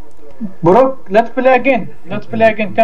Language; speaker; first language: English; non-native, learner; Uzbek